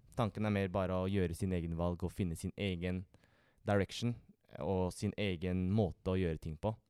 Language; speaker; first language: Norwegian; early bilingual, other home language; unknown